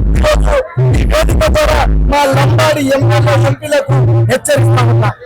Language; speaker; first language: Telugu; non-native, local second language; Lambadi